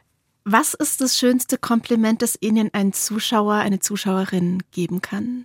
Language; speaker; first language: German; native; German